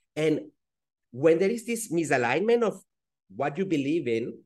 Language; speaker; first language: English; non-native, fluent; Spanish